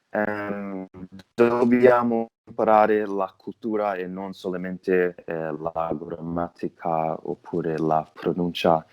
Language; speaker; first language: Italian; non-native, learner; English